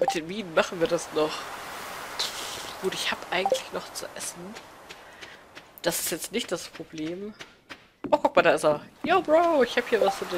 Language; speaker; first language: German; native; German